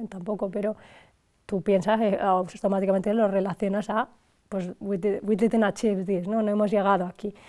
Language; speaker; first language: Spanish; early bilingual, other home language; Arabic